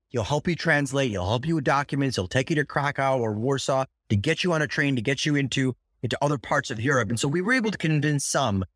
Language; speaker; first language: English; early bilingual, other home language; Russian